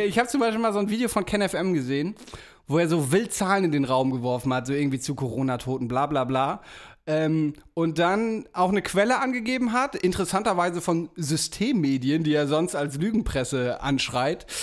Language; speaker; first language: German; native; German